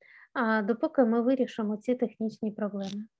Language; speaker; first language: Ukrainian; native; Ukrainian